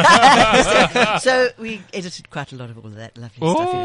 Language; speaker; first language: English; native; English